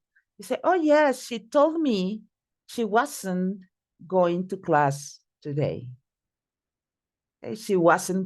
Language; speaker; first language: English; non-native, fluent; Spanish